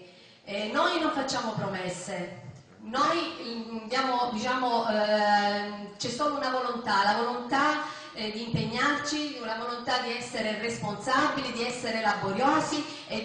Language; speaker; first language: Italian; native; Italian